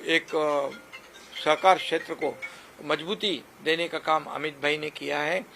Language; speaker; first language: Hindi; non-native, local second language; Marathi